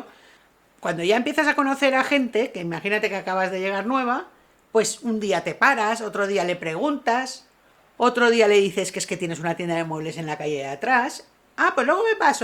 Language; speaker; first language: Spanish; native; Spanish